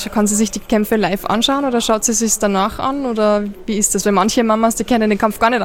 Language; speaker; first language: German; native; German